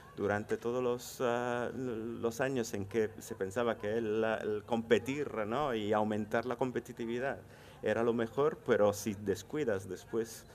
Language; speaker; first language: Spanish; non-native, fluent; Italian